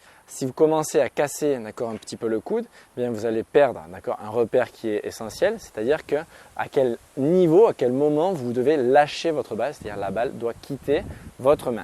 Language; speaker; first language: French; native; French